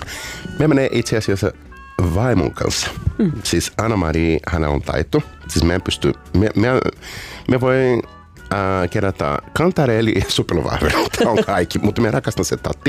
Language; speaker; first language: Finnish; non-native, learner; Portuguese